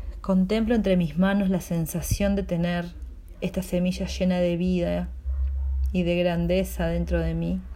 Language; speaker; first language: Spanish; native; Spanish